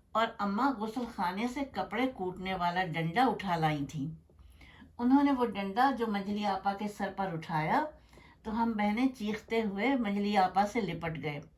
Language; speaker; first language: Urdu; native; Urdu